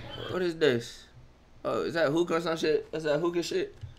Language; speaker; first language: English; native; English